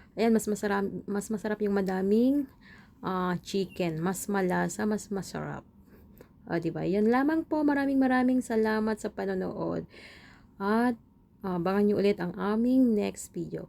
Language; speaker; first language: Filipino; non-native, local second language; Iloko